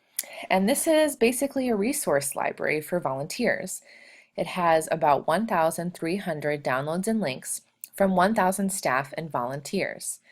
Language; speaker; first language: English; native; English